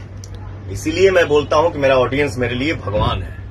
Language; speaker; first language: Hindi; non-native, local second language; Bhojpuri